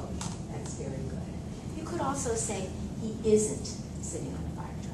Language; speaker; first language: English; native; English